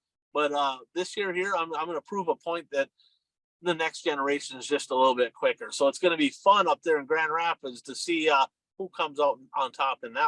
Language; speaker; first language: English; native; English